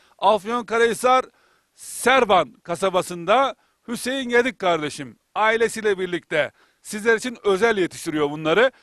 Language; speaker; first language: Turkish; native; Turkish